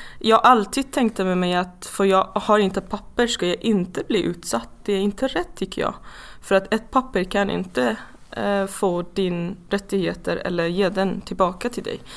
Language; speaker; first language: Swedish; non-native, fluent; Persian